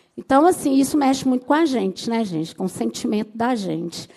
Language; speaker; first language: Portuguese; native; Portuguese